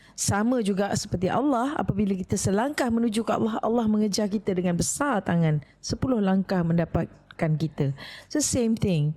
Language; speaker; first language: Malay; native; Malay